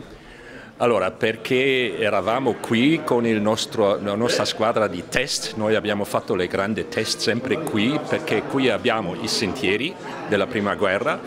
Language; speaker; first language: Italian; non-native, fluent; German